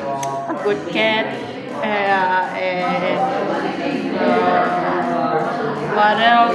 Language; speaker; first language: English; non-native, learner; Indonesian